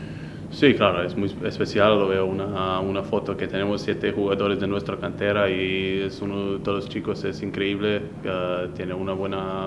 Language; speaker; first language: Spanish; non-native, fluent; Slovenian